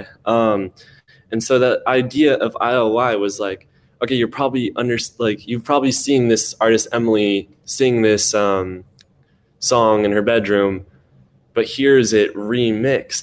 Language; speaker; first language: English; native; English